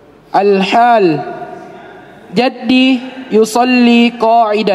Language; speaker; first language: Arabic; non-native, learner; Indonesian